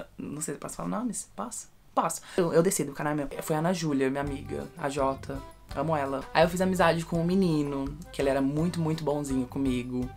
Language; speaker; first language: Portuguese; early bilingual, heritage; Portuguese